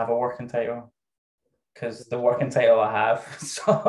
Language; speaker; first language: English; native; English